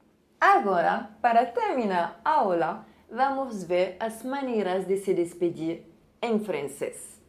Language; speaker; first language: Portuguese; non-native, fluent; French